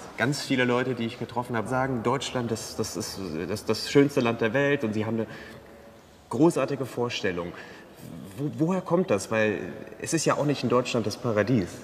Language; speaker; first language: German; native; German